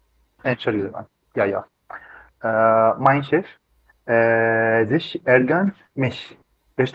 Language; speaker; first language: German; non-native, learner; Arabic